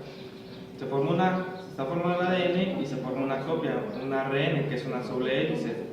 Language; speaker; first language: Spanish; native; Spanish